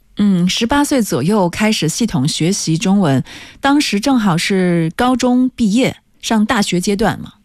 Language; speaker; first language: Chinese; native; Chinese